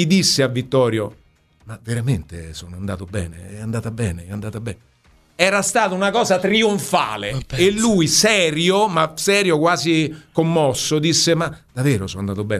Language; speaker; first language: Italian; native; Italian